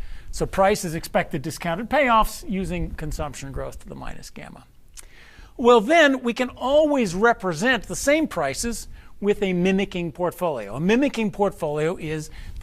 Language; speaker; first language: English; native; English